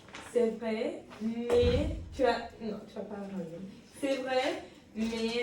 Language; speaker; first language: French; non-native, learner; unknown